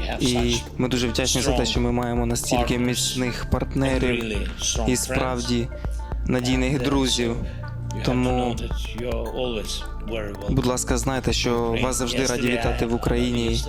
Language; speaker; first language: Ukrainian; non-native, local second language; Russian